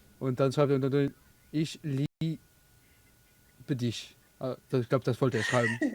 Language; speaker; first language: German; non-native, local second language; Luxembourgish